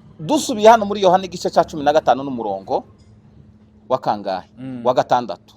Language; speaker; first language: Kinyarwanda; native; Kinyarwanda